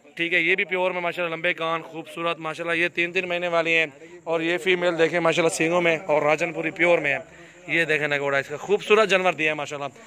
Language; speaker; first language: Urdu; non-native, local second language; Saraiki